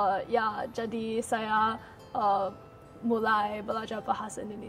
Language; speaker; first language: Indonesian; non-native, learner; Chinese